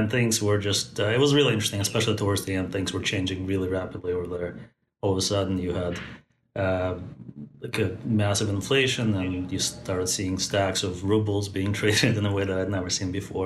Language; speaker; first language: English; non-native, fluent; Russian